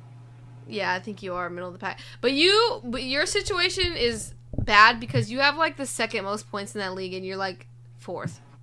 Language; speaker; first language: English; native; English